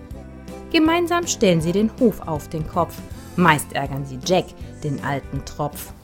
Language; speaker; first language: German; native; German